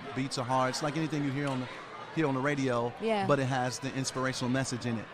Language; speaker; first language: English; native; English